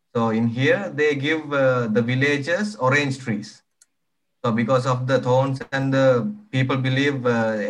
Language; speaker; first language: English; non-native, local second language; Sinhala